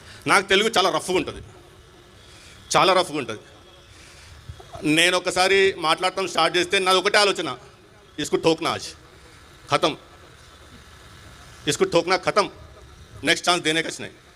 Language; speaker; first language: Telugu; non-native, local second language; Hindi